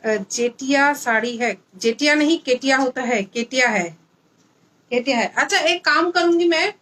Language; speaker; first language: Hindi; non-native, local second language; Bangla